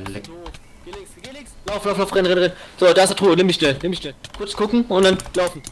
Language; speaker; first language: German; native; German